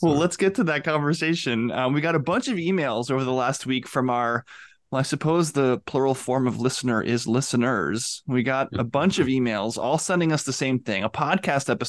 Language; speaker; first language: English; native; English